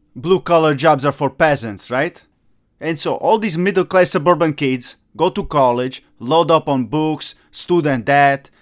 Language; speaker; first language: English; non-native, fluent; Italian